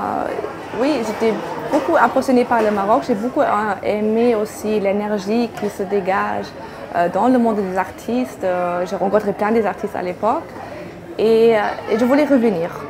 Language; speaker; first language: French; non-native, fluent; German